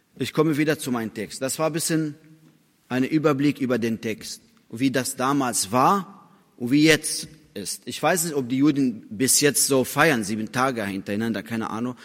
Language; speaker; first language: German; non-native, fluent; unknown